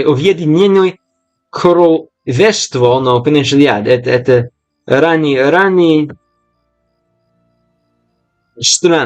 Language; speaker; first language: Russian; non-native, learner; English